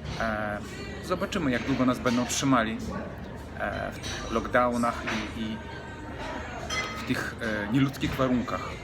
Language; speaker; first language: Polish; non-native, fluent; Russian